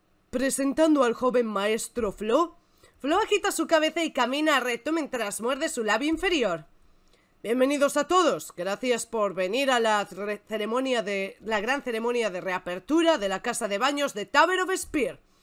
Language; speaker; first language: Spanish; native; Spanish